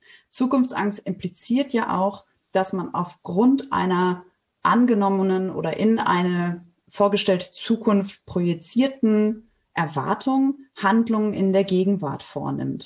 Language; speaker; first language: German; native; German